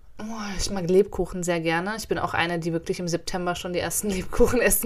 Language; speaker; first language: German; native; German